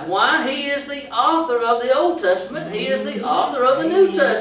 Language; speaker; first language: English; native; English